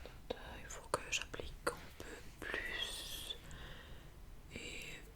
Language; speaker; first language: French; non-native, fluent; English